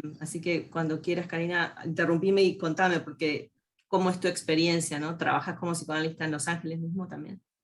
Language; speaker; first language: Spanish; native; Spanish